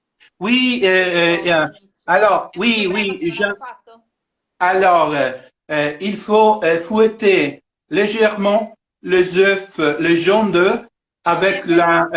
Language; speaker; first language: French; non-native, fluent; Italian